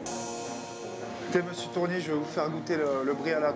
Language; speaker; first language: French; native; French